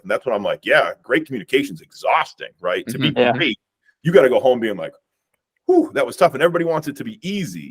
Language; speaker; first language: English; native; English